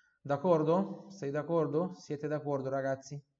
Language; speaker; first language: Italian; non-native, fluent; Portuguese